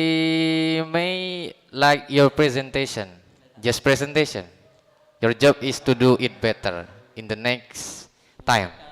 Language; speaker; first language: English; non-native, learner; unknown